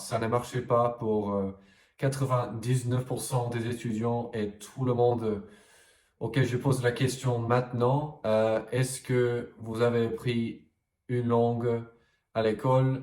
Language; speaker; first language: French; non-native, fluent; English